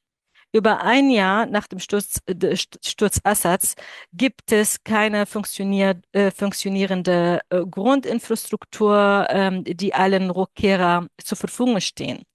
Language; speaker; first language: German; non-native, fluent; Arabic